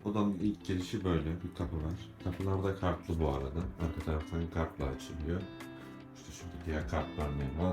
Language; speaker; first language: Turkish; native; Turkish